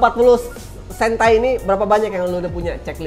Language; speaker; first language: Indonesian; native; Indonesian